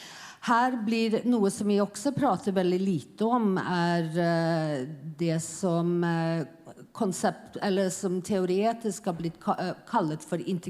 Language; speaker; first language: Swedish; non-native, fluent; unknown